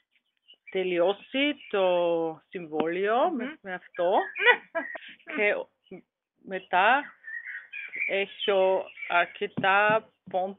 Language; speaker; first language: Greek; non-native, learner; German